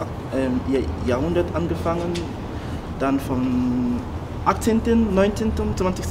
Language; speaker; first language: German; non-native, fluent; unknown